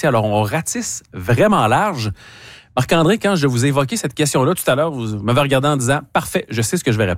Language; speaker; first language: French; native; French